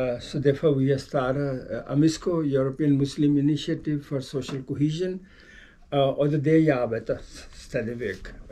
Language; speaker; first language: Danish; non-native, fluent; Urdu